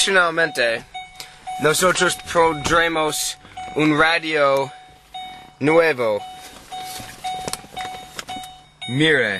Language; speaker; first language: Spanish; non-native, learner; English